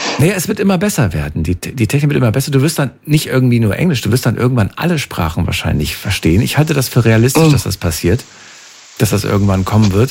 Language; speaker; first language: German; native; German